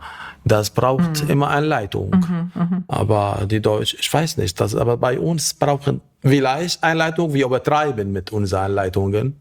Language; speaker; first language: German; non-native, fluent; Arabic